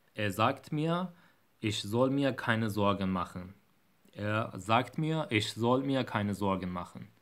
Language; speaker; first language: German; non-native, fluent; Persian